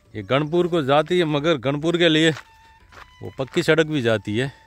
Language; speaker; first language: Hindi; non-native, local second language; Gujarati